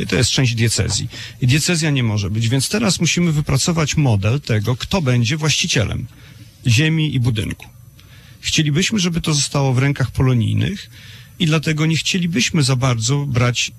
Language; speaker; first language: Polish; native; Polish